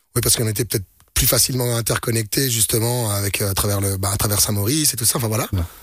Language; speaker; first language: French; native; French